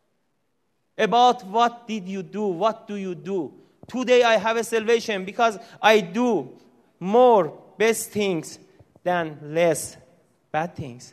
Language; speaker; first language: English; non-native, learner; Persian